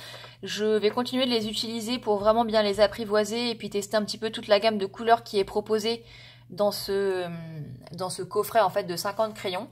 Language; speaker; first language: French; native; French